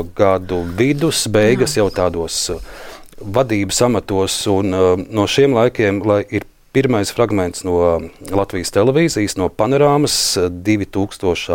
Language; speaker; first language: Latvian; native; Latvian